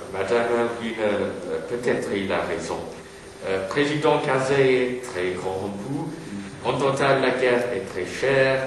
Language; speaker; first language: French; non-native, learner; English